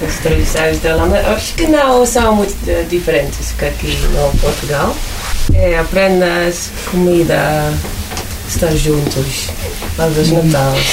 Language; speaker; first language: Portuguese; non-native, fluent; Dutch